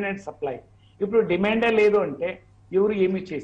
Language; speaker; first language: Telugu; non-native, learner; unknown